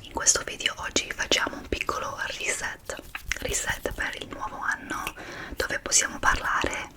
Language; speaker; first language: Italian; non-native, fluent; English